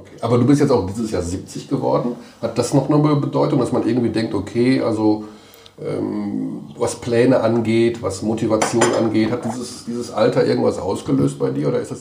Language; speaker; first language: German; native; German